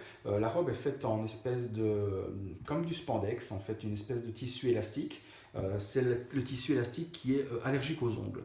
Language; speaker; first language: French; native; French